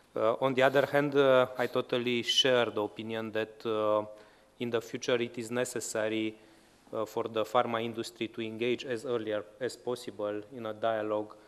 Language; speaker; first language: English; non-native, fluent; Romanian